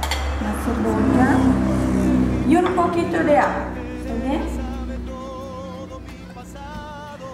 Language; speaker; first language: Spanish; non-native, learner; Portuguese